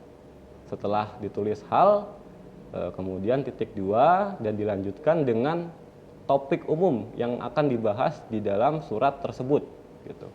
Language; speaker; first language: Indonesian; native; Indonesian